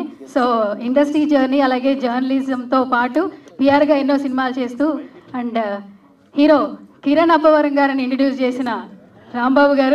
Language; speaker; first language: Telugu; native; Telugu